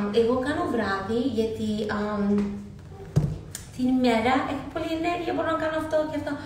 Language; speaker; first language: Greek; early bilingual, heritage; Greek